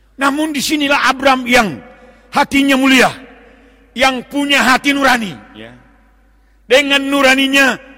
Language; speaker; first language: Indonesian; non-native, local second language; Batak Toba